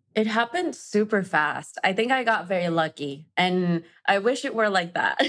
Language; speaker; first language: English; non-native, fluent; Spanish